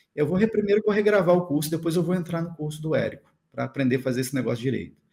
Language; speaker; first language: Portuguese; native; Portuguese